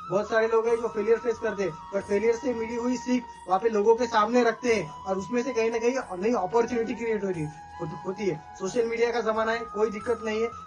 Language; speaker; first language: Hindi; non-native, local second language; Marathi